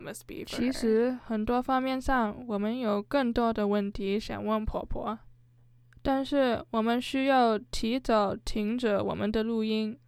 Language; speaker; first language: Chinese; early bilingual, heritage; Chinese